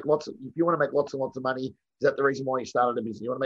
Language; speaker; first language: English; native; English